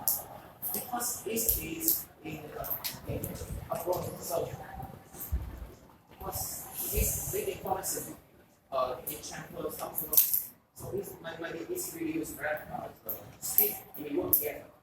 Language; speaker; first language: English; non-native, learner; Vietnamese